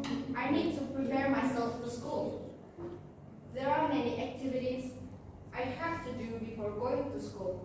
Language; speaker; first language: English; non-native, learner; Indonesian